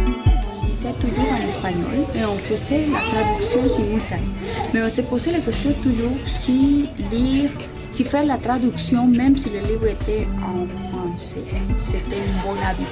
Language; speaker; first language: French; non-native, learner; Spanish